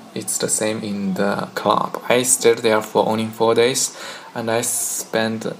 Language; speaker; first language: English; non-native, fluent; Chinese